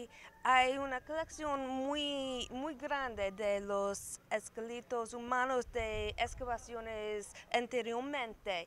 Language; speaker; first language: Spanish; non-native, learner; English